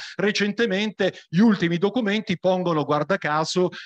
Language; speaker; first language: Italian; native; Italian